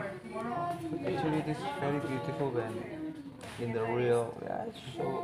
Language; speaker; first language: English; non-native, learner; Indonesian